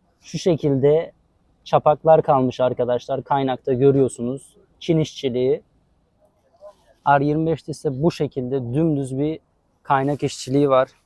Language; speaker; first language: Turkish; native; Turkish